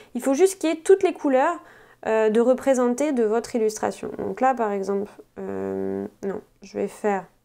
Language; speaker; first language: French; native; French